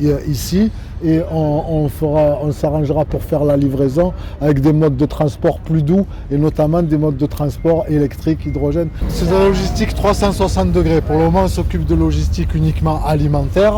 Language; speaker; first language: French; native; French